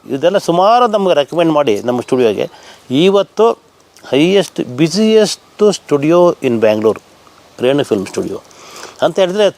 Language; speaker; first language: Kannada; native; Kannada